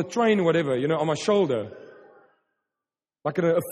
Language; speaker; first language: English; non-native, local second language; Afrikaans